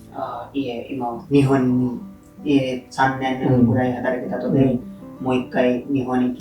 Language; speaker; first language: Japanese; non-native, learner; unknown